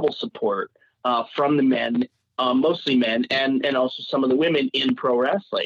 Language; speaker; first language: English; native; English